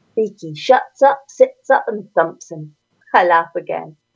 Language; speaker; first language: English; native; English